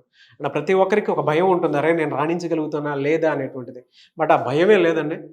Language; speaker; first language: Telugu; native; Telugu